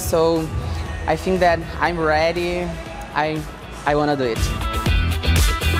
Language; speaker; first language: English; non-native, learner; Portuguese